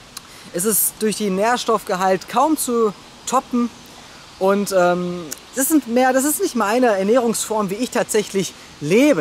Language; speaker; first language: German; native; German